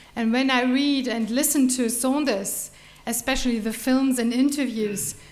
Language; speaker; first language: English; non-native, fluent; German